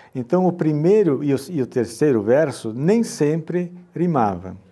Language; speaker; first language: Portuguese; native; Portuguese